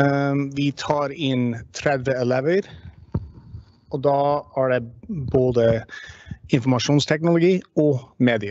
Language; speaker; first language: Norwegian; non-native, fluent; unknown